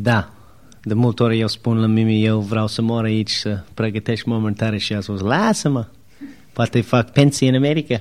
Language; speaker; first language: Romanian; non-native, learner; English